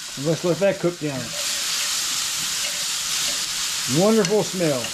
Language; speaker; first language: English; native; English